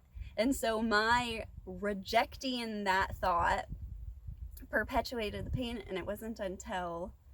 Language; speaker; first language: English; native; English